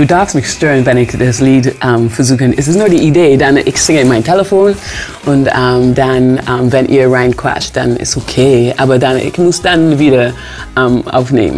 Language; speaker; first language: German; non-native, fluent; English